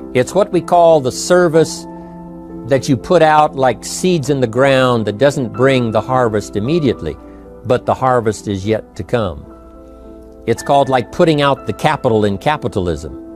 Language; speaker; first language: English; native; English